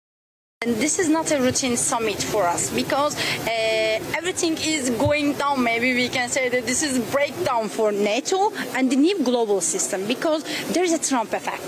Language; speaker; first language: English; non-native, fluent; Turkish